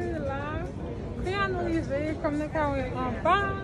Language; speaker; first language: French; non-native, learner; Haitian Creole